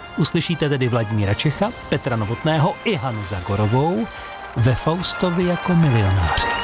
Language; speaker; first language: Czech; native; Czech